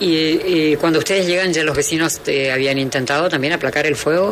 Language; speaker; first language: Spanish; native; Spanish